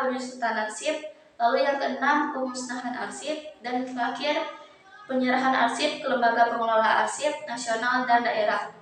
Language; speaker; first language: Indonesian; native; Indonesian